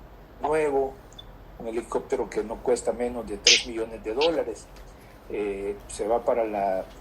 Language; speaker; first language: Spanish; native; Spanish